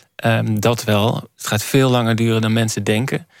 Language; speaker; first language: Dutch; native; Dutch